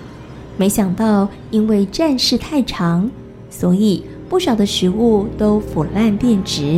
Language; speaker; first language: Chinese; native; Chinese